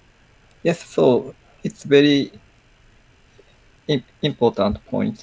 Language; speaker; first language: English; non-native, learner; Japanese